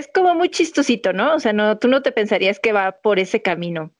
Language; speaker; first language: Spanish; native; Spanish